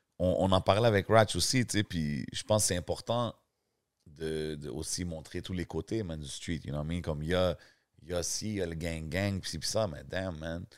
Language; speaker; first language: French; native; French